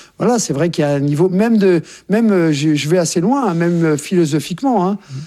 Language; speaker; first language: French; native; French